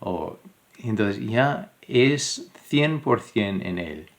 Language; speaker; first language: Spanish; non-native, fluent; English